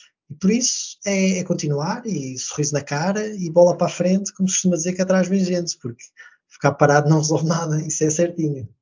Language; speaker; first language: Portuguese; native; Portuguese